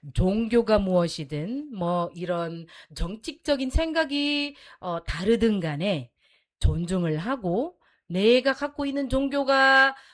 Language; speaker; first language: Korean; native; Korean